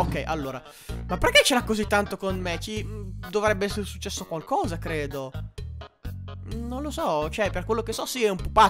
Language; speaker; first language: Italian; native; Italian